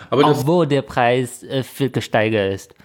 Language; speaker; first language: German; non-native, fluent; Chinese